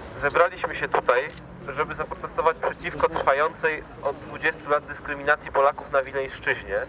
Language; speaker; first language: Polish; native; Polish